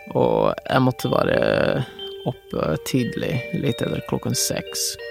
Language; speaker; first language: Norwegian; non-native, fluent; Polish